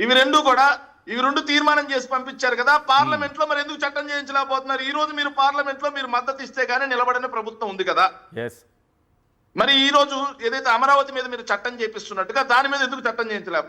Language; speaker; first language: Telugu; native; Telugu